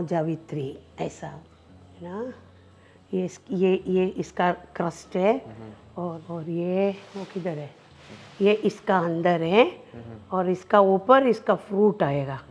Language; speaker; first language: Hindi; non-native, local second language; Malayalam